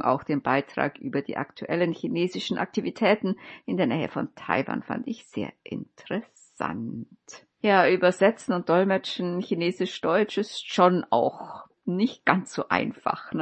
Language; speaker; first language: German; native; German